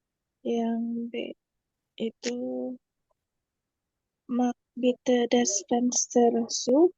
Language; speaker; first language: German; non-native, learner; Indonesian